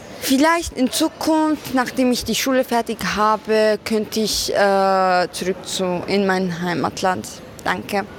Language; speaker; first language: German; non-native, fluent; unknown